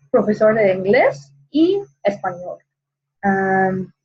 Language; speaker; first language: Spanish; non-native, fluent; English